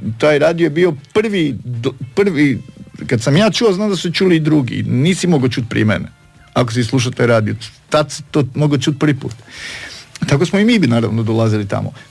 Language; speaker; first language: Croatian; native; Croatian